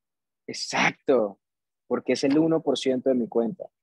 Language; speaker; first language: Spanish; native; Spanish